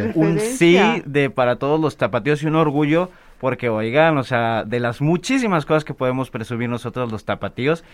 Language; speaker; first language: Spanish; native; Spanish